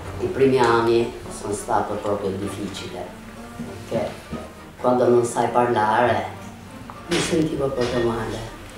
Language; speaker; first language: Italian; non-native, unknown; Albanian